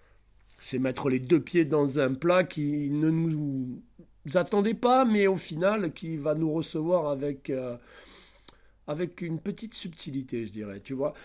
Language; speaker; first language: French; native; French